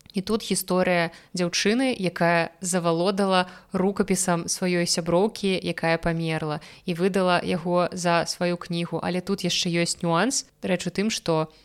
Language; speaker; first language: Belarusian; non-native, local second language; Russian